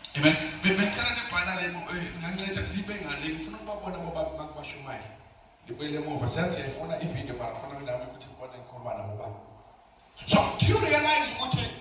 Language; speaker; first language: Zulu; non-native, local second language; Swati